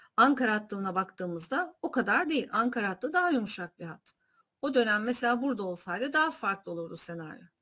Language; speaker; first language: Turkish; early bilingual, heritage; Turkish